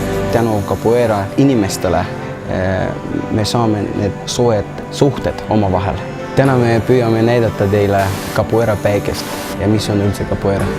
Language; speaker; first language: Estonian; non-native, local second language; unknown